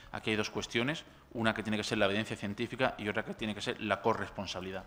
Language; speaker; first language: Spanish; native; Spanish